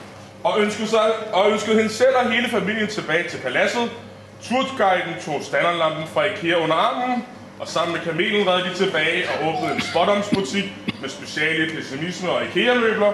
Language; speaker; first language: Danish; native; Danish